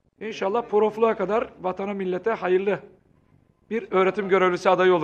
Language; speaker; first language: Turkish; native; Turkish